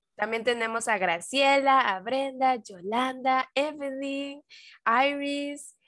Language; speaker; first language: Spanish; native; Spanish